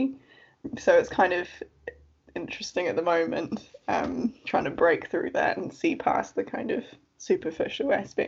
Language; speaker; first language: English; native; English